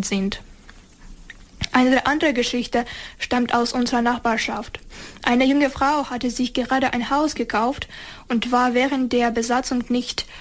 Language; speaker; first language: German; non-native, fluent; Ukrainian